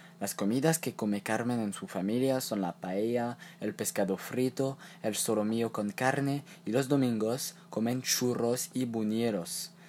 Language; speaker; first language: Spanish; non-native, learner; French